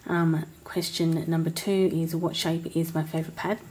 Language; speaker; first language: English; native; English